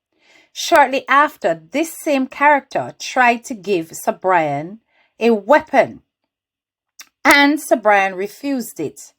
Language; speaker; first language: English; native; English